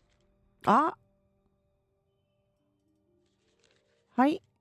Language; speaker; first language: Japanese; non-native, learner; English